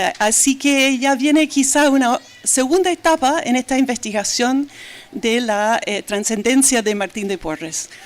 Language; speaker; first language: Spanish; non-native, fluent; English